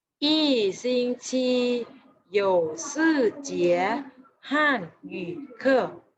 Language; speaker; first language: Chinese; non-native, fluent; Thai